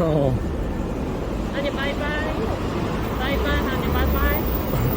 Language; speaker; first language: Korean; non-native, fluent; Japanese